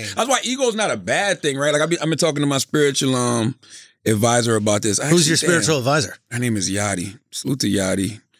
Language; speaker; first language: English; native; English